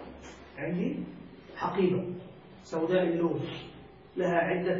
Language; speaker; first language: Arabic; native; Arabic